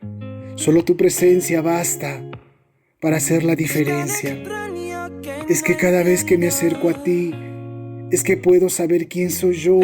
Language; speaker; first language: Spanish; native; Spanish